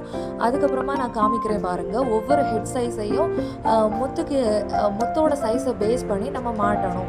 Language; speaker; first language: Tamil; native; Tamil